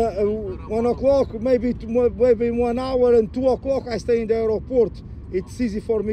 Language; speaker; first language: English; non-native, learner; Portuguese